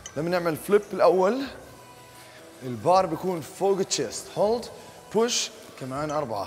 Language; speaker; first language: Arabic; native; Arabic